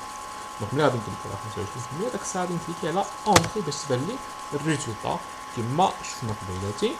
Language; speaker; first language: Arabic; native; Arabic